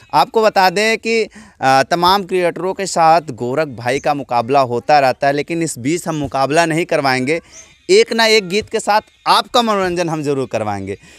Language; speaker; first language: Hindi; native; Hindi